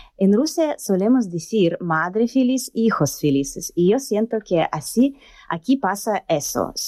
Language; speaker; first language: Spanish; non-native, learner; Russian